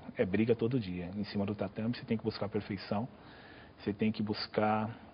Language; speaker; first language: Portuguese; native; Portuguese